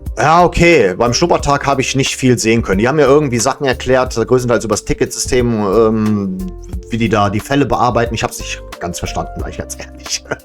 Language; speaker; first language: German; early bilingual, other home language; Serbian